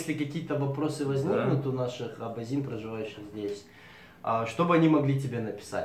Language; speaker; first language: Russian; native; Russian